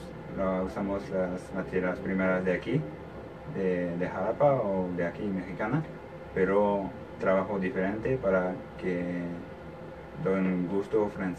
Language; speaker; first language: Spanish; non-native, learner; French